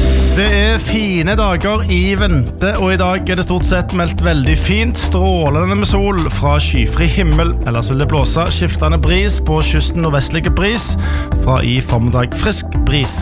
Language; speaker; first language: Norwegian; native; Norwegian